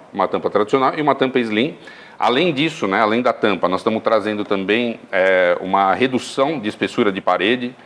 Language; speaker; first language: Portuguese; native; Portuguese